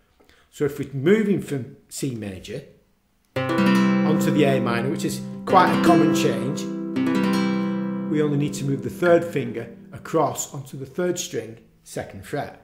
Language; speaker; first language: English; native; English